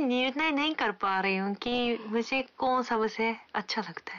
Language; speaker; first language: Hindi; non-native, fluent; Japanese